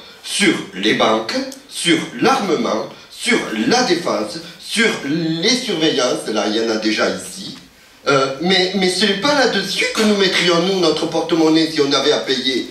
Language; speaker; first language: French; native; French